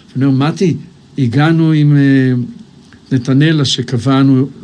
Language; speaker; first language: Hebrew; native; Hebrew